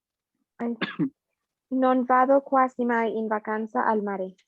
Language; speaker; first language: Italian; non-native, learner; Spanish